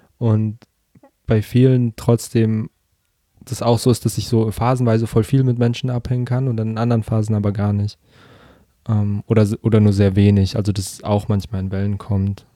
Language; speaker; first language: German; early bilingual, other home language; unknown